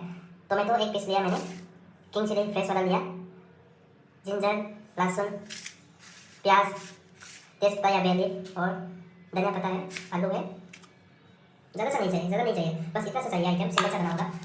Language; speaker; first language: Hindi; non-native, local second language; Manipuri